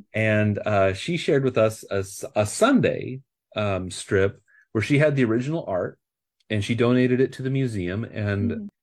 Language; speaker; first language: English; native; English